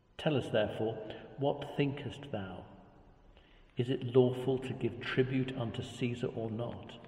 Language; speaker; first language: English; native; English